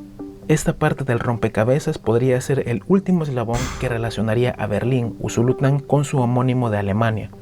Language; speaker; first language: Spanish; native; Spanish